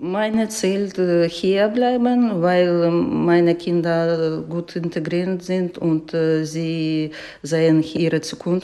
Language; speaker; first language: German; non-native, learner; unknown